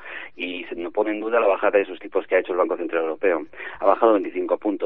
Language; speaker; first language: Spanish; native; Spanish